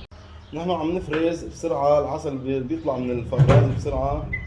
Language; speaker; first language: Arabic; native; Arabic